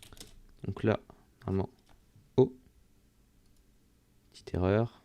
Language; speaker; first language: French; native; French